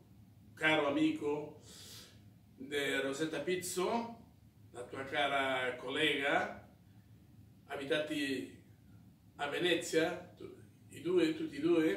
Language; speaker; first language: Italian; non-native, fluent; Spanish